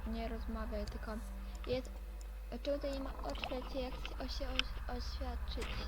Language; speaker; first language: Polish; native; Polish